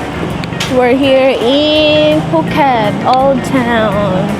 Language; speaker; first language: English; non-native, local second language; Filipino